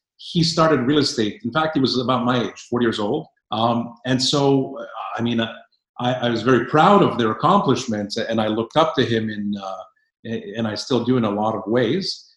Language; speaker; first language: English; native; English